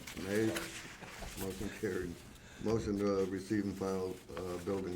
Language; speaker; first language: English; native; English